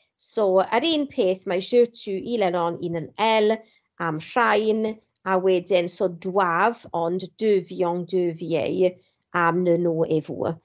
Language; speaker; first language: Welsh; non-native, local second language; English